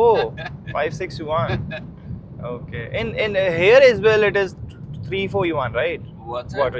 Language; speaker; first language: English; non-native, local second language; Hindi